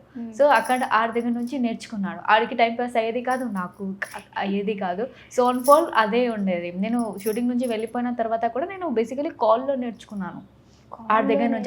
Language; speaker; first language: Telugu; non-native, fluent; Odia